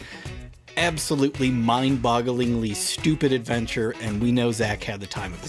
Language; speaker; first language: English; native; English